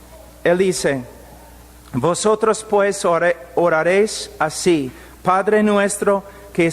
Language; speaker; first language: Spanish; non-native, fluent; English